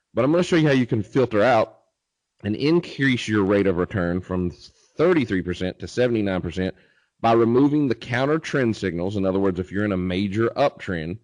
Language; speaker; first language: English; native; English